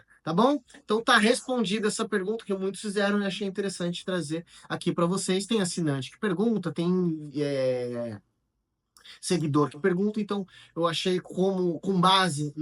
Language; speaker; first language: Portuguese; native; Portuguese